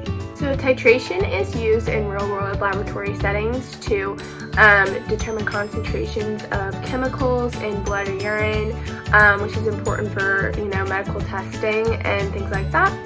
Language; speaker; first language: English; native; English